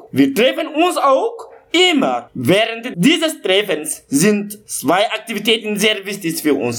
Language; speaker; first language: German; non-native, learner; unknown